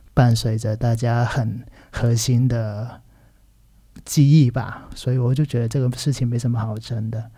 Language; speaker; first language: Chinese; non-native, local second language; Cantonese